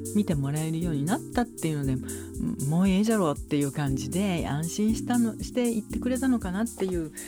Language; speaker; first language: Japanese; native; Japanese